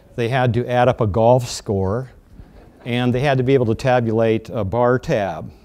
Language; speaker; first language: English; native; English